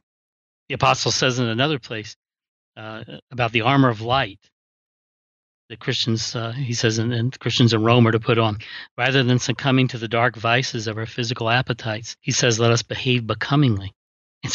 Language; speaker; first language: English; native; English